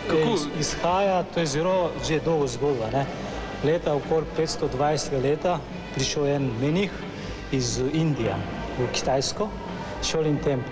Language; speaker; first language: Slovenian; non-native, fluent; Japanese